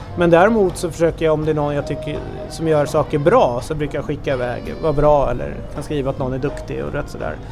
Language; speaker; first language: Swedish; native; Swedish